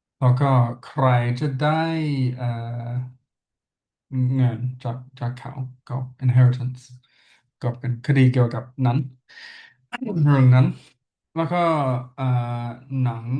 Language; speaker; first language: Thai; non-native, learner; English